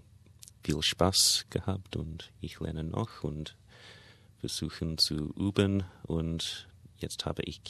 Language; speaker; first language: German; non-native, learner; English